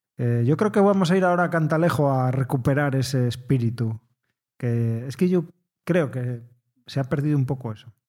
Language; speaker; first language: Spanish; native; Spanish